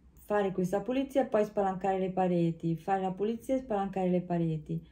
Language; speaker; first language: Italian; early bilingual, heritage; Italian